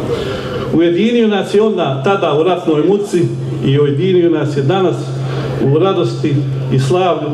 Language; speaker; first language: Croatian; native; Croatian